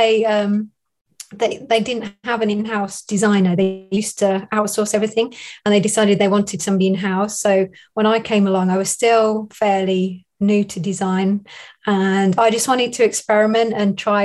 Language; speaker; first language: English; native; English